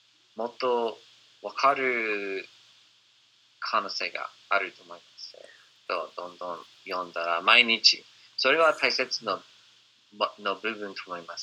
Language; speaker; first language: Japanese; non-native, fluent; English